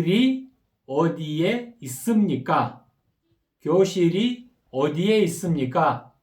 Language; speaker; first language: Korean; non-native, fluent; Kyrgyz